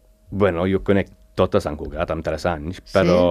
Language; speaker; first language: Catalan; non-native, learner; English